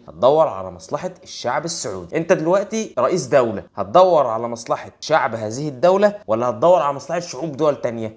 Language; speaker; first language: Arabic; native; Arabic